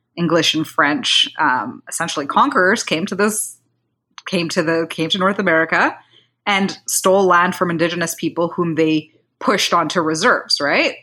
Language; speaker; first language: English; non-native, local second language; Kinyarwanda